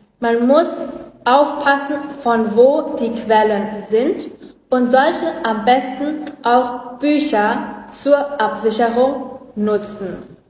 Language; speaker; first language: German; non-native, learner; Vietnamese